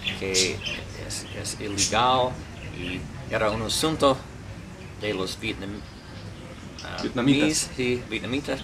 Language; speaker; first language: Spanish; non-native, learner; English